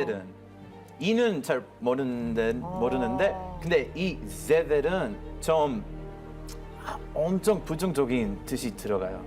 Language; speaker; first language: Korean; non-native, fluent; Hebrew